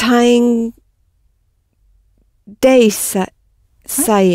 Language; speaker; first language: Portuguese; non-native, learner; English